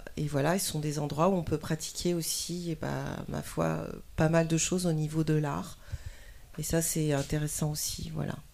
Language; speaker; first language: French; native; French